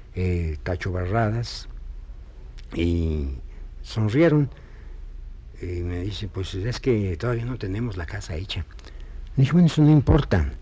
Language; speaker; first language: Spanish; native; Spanish